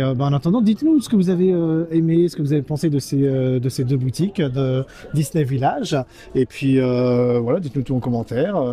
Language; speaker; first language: French; native; French